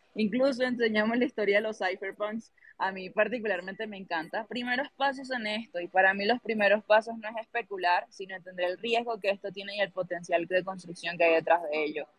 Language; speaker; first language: Spanish; native; Spanish